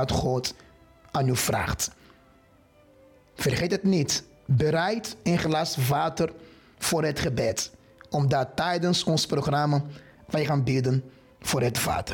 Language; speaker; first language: Dutch; non-native, fluent; Portuguese